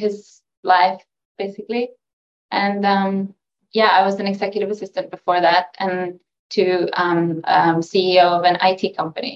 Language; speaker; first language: English; non-native, fluent; Norwegian